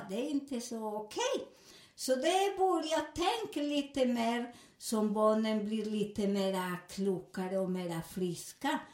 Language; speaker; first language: Swedish; non-native, learner; Spanish